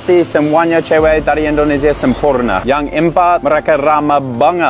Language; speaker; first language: Indonesian; non-native, learner; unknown